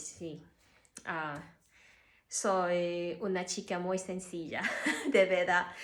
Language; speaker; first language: Spanish; non-native, learner; Cantonese